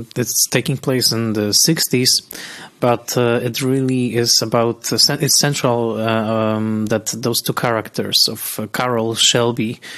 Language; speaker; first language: English; non-native, fluent; Polish